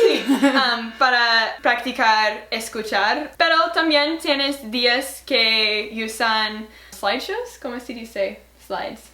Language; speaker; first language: Spanish; non-native, learner; English